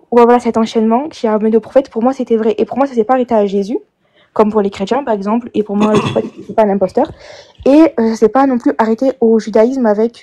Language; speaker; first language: French; native; French